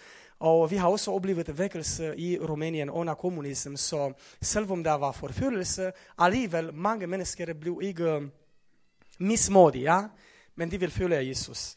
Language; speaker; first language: Norwegian; non-native, fluent; Romanian